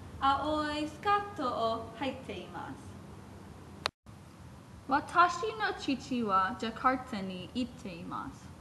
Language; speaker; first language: Japanese; non-native, learner; English